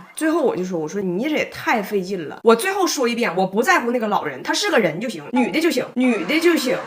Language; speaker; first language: Chinese; native; Chinese